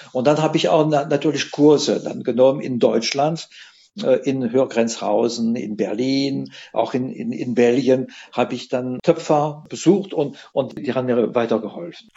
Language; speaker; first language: German; non-native, fluent; French